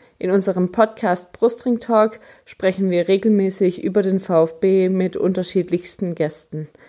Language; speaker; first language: German; native; German